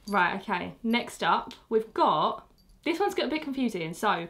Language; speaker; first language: English; native; English